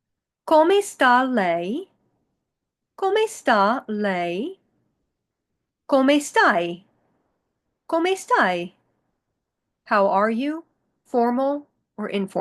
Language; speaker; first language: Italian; non-native, fluent; English